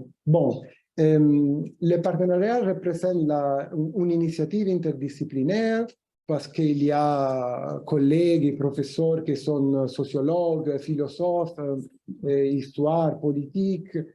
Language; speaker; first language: French; non-native, fluent; Italian